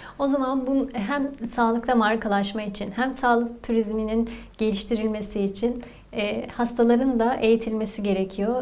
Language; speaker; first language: Turkish; native; Turkish